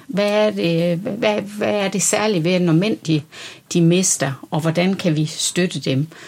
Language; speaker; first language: Danish; native; Danish